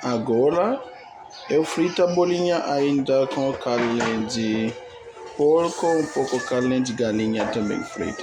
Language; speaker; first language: Portuguese; non-native, learner; Haitian Creole